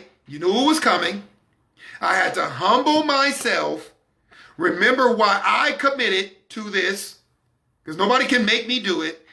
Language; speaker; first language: English; native; English